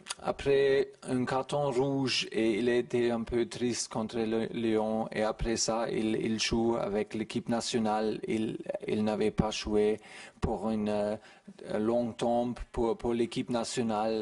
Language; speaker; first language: French; non-native, learner; German